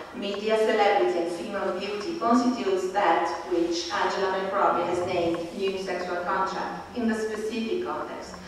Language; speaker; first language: English; non-native, fluent; Italian